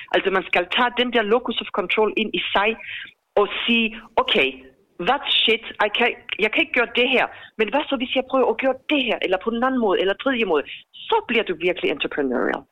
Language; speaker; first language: Danish; non-native, fluent; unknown